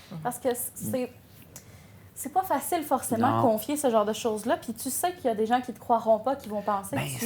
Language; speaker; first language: French; native; French